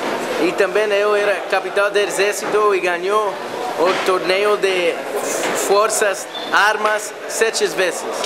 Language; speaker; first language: Portuguese; non-native, learner; English